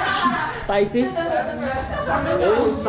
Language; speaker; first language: English; non-native, local second language; Filipino